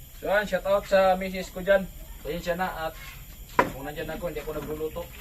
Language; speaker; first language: Filipino; non-native, local second language; Masbatenyo